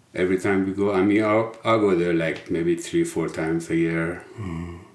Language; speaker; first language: English; non-native, fluent; Persian